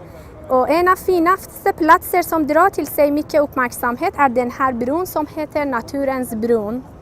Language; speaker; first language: Swedish; non-native, fluent; Persian